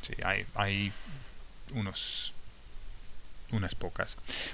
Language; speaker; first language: Spanish; non-native, fluent; English